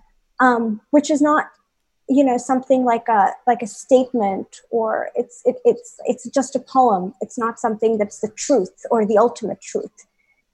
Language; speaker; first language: English; non-native, local second language; Hindi